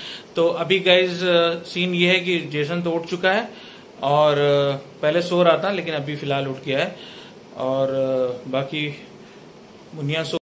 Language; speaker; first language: Hindi; native; Hindi